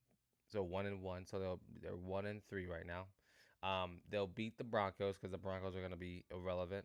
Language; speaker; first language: English; native; English